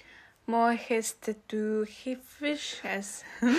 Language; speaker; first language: German; non-native, learner; English